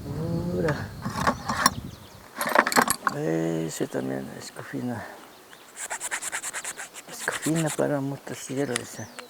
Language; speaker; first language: Spanish; non-native, local second language; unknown